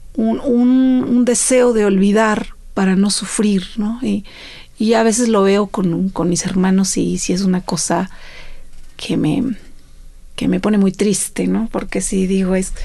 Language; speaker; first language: Spanish; native; Spanish